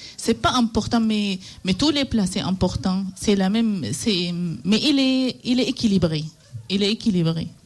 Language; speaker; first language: French; non-native, learner; Arabic